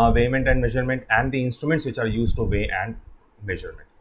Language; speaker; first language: Hindi; native; Hindi